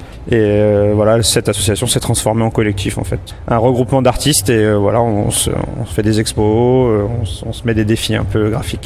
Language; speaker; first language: French; native; French